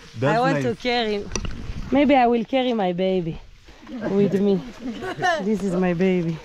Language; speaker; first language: English; non-native, learner; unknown